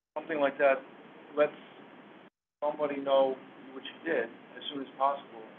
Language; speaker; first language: English; native; English